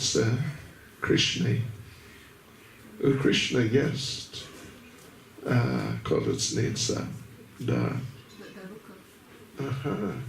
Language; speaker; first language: Russian; non-native, learner; English